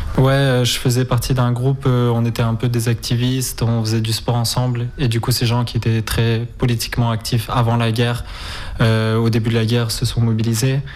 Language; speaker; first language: French; non-native, fluent; Spanish